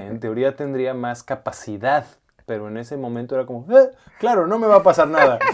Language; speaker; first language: Spanish; native; Spanish